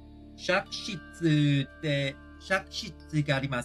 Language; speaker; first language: Japanese; non-native, learner; English